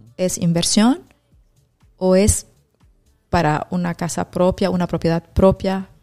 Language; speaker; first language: Spanish; non-native, fluent; Arabic